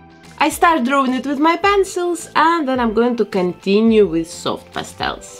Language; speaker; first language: English; non-native, fluent; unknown